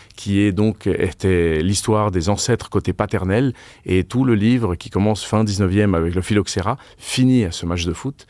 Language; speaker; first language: French; non-native, fluent; Spanish